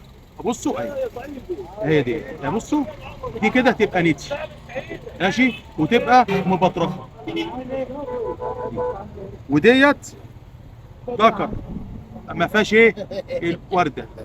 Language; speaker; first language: Arabic; native; Arabic